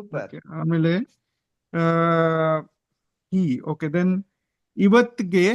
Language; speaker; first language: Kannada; non-native, learner; English